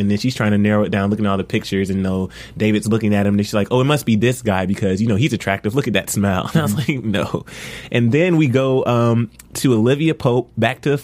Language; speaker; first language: English; native; English